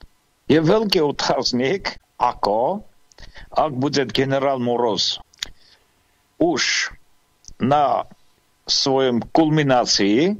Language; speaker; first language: Slovak; non-native, fluent; Armenian